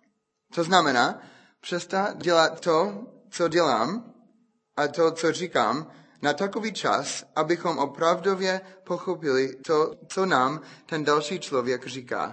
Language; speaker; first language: Czech; non-native, fluent; English